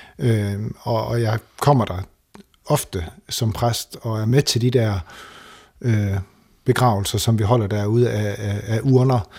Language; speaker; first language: Danish; native; Danish